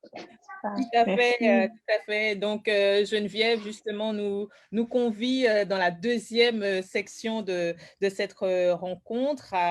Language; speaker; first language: French; native; French